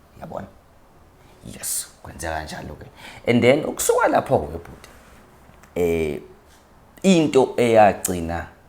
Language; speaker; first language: Zulu; native; Zulu